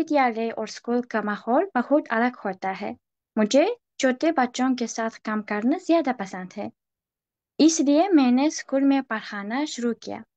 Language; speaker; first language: Hindi; non-native, fluent; Uzbek